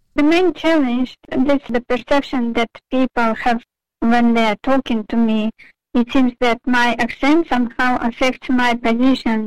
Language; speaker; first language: English; non-native, fluent; Russian